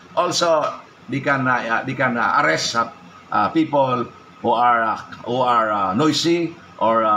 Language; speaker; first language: English; non-native, local second language; Cebuano